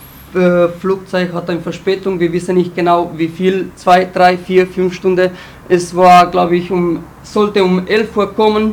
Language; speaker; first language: German; non-native, fluent; Romanian